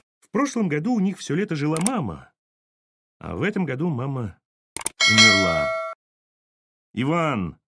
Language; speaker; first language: Russian; native; Russian